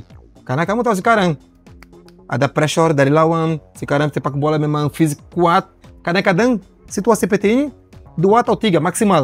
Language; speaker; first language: Indonesian; non-native, learner; Portuguese